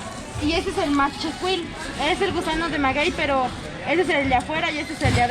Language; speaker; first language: Spanish; native; Spanish